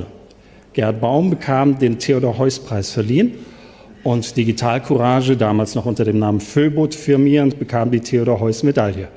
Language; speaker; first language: German; native; German